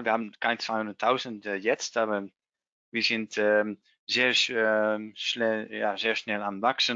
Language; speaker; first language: German; non-native, learner; Dutch